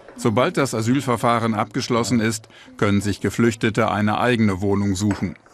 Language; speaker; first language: German; native; German